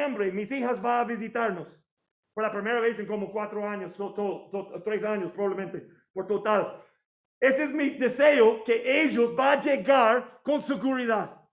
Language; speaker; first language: Spanish; non-native, fluent; English